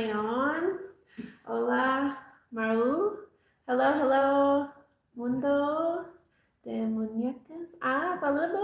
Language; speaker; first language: Spanish; non-native, learner; English